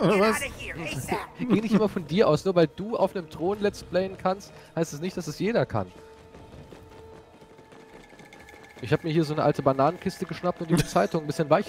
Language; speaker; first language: German; native; German